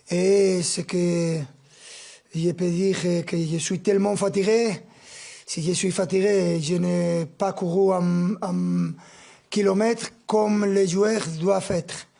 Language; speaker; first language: French; non-native, fluent; Spanish